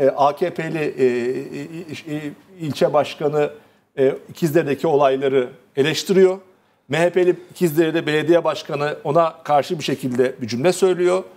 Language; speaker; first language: Turkish; native; Turkish